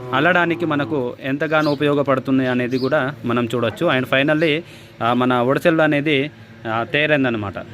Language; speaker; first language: Telugu; non-native, local second language; Gondi